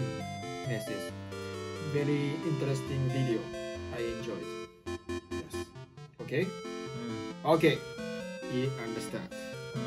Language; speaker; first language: English; non-native, learner; Japanese